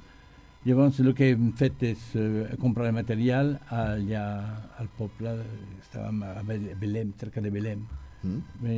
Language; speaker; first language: Catalan; non-native, learner; French